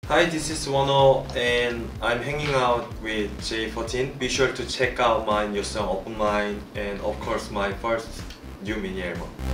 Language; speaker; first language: English; non-native, learner; Korean